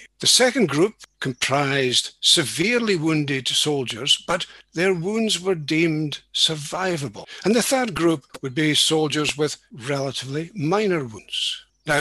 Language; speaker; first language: English; native; English